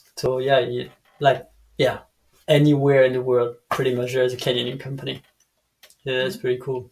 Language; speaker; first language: English; non-native, fluent; French